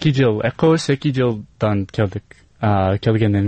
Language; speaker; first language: Kyrgyz; non-native, learner; English